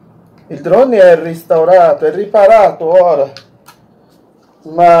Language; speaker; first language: Italian; non-native, learner; Portuguese